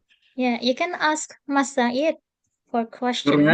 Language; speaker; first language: English; non-native, fluent; Indonesian